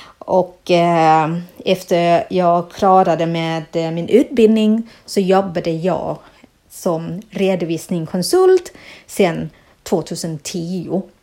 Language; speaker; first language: Swedish; non-native, fluent; Thai